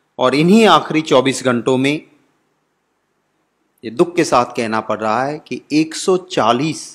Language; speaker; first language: Hindi; non-native, local second language; Gujarati